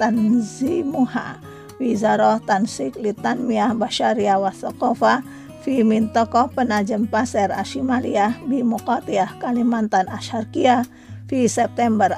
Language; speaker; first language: Arabic; non-native, fluent; Indonesian